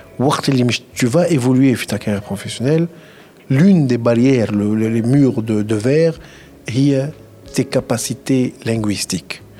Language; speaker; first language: French; non-native, local second language; Arabic